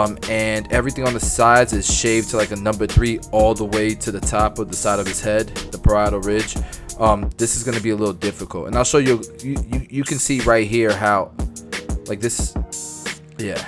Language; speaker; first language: English; native; English